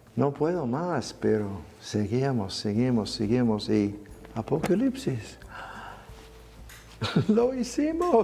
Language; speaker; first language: Spanish; non-native, fluent; English